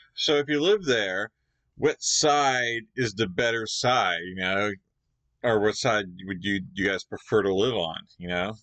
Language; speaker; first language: English; native; English